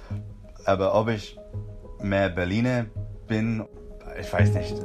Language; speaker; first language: German; non-native, fluent; English